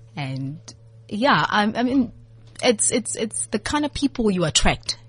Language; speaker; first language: English; non-native, local second language; Southern Sotho